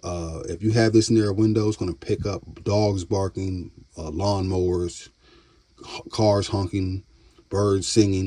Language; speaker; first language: English; native; English